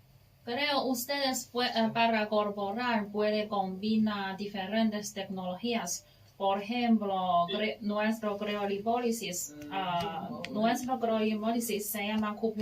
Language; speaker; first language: Spanish; non-native, learner; Chinese